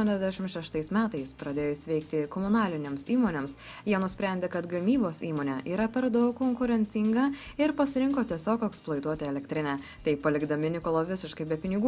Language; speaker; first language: Lithuanian; native; Lithuanian